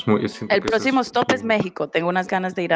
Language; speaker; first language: Spanish; early bilingual, heritage; Spanish